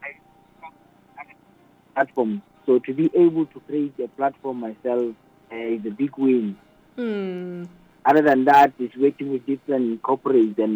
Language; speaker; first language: English; non-native, local second language; Southern Sotho